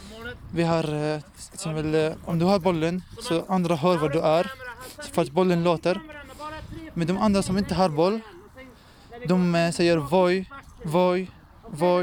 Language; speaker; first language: Swedish; non-native, fluent; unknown